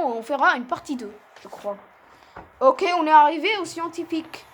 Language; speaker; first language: French; native; French